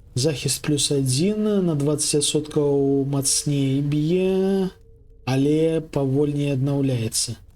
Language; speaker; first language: Belarusian; native; Belarusian